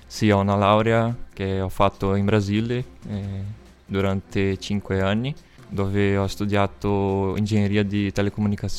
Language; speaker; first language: Italian; non-native, fluent; Portuguese